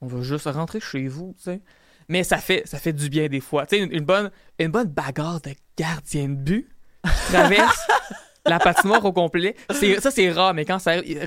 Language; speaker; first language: French; native; French